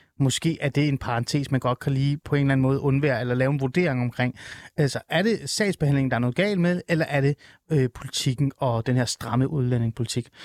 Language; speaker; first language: Danish; early bilingual, other home language; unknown